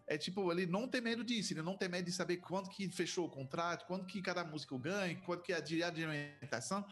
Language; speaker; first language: Portuguese; non-native, fluent; French